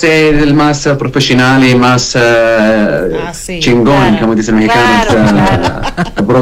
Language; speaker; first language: Spanish; non-native, learner; Arabic